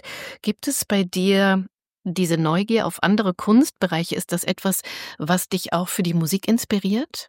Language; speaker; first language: German; native; German